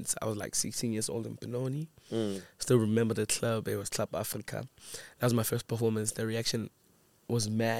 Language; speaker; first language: English; non-native, local second language; Zulu